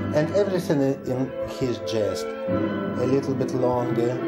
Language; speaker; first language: English; non-native, learner; Russian